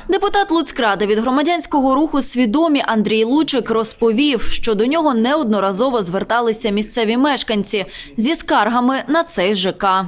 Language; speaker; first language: Ukrainian; native; Ukrainian